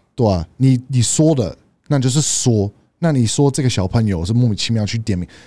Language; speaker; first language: Chinese; non-native, fluent; English